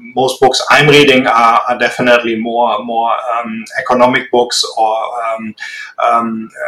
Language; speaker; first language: English; non-native, fluent; German